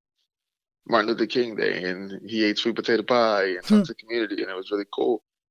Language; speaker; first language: English; native; English